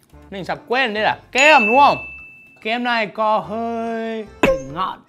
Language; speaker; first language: Vietnamese; non-native, fluent; English